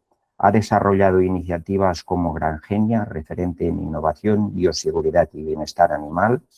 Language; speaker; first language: Spanish; native; Spanish